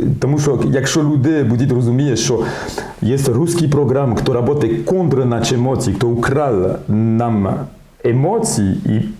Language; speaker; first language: Ukrainian; non-native, learner; French